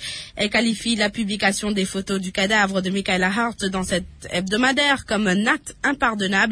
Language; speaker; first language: French; non-native, local second language; Morisyen